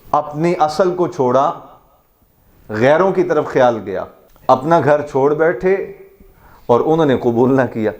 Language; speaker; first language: Urdu; native; Urdu